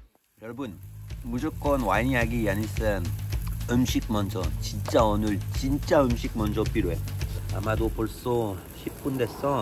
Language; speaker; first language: Korean; non-native, learner; French